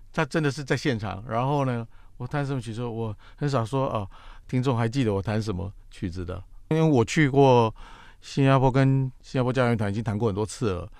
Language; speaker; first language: Chinese; native; Chinese